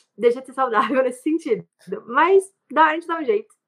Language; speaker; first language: Portuguese; native; Portuguese